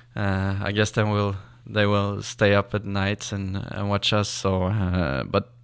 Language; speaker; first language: English; non-native, learner; Swedish